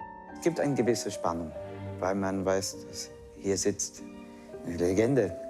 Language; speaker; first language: German; non-native, fluent; English